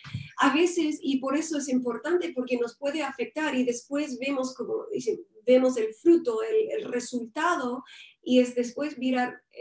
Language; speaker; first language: Spanish; non-native, fluent; English